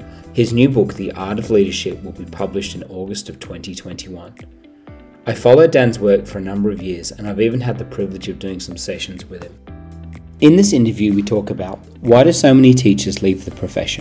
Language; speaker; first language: English; native; English